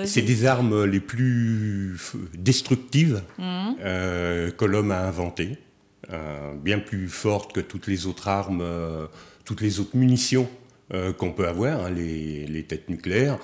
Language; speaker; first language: French; native; French